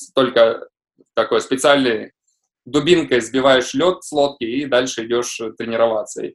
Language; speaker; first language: Russian; native; Russian